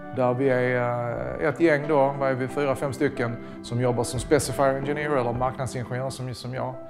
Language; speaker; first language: Swedish; native; Swedish